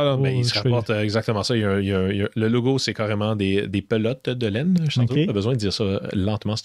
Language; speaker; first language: French; native; French